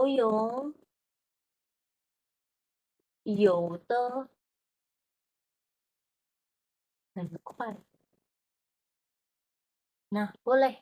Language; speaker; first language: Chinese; non-native, fluent; Indonesian